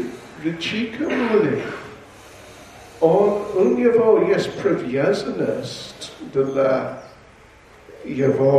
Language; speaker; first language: Russian; non-native, learner; English